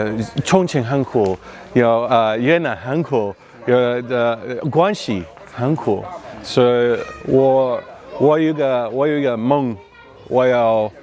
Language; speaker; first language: Chinese; non-native, learner; English